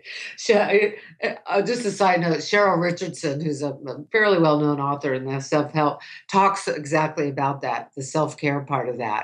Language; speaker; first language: English; native; English